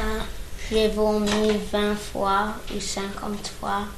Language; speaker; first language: French; early bilingual, other home language; English